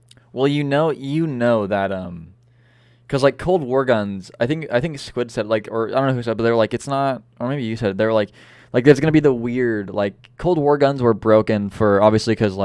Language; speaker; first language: English; native; English